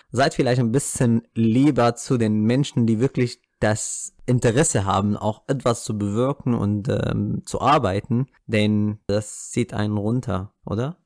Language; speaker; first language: German; non-native, fluent; Arabic